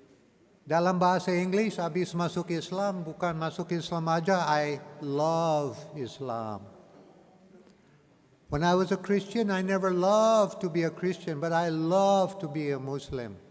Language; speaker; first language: Indonesian; non-native, learner; English